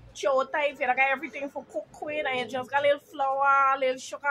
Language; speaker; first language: English; native; English